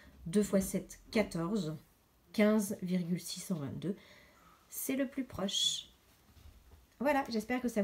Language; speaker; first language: French; native; French